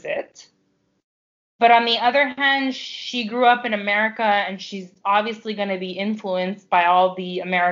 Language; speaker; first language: English; native; English